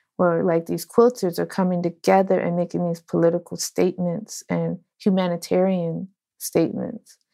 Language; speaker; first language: English; native; English